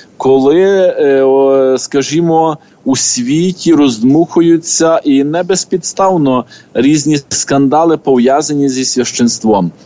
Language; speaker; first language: Ukrainian; native; Ukrainian